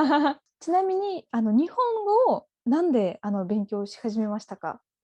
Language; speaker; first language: Japanese; non-native, fluent; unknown